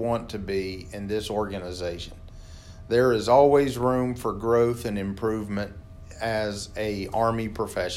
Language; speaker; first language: English; native; English